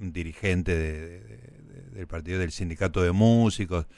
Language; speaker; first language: Spanish; native; Spanish